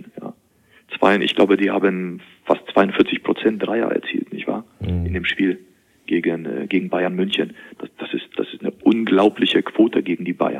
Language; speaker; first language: German; native; German